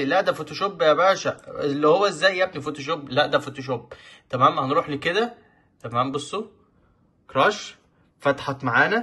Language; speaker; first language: Arabic; native; Arabic